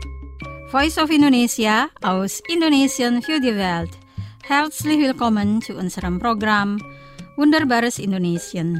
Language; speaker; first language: German; non-native, fluent; Indonesian